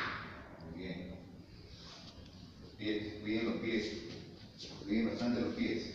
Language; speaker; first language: Spanish; native; Spanish